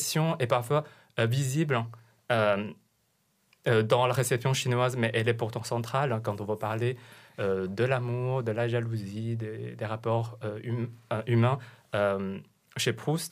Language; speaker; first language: French; non-native, fluent; Chinese